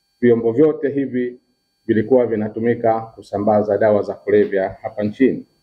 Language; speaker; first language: Swahili; native; Swahili